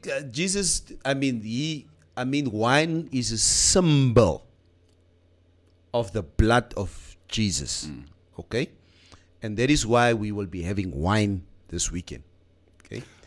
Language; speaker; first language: English; non-native, local second language; Afrikaans